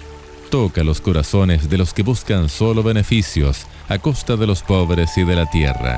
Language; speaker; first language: Spanish; native; Spanish